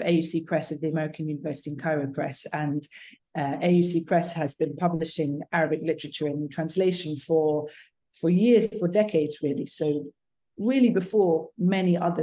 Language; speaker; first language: English; native; English